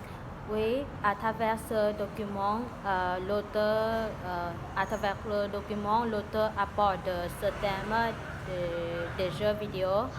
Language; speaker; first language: French; non-native, learner; Vietnamese